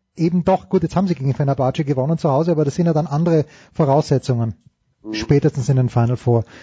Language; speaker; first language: German; native; German